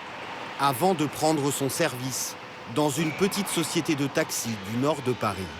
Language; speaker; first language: French; native; French